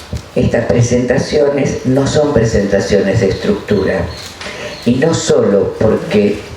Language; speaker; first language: Spanish; native; Spanish